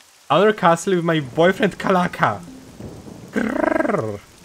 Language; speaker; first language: English; non-native, fluent; Polish